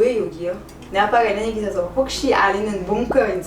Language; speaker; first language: Korean; non-native, learner; French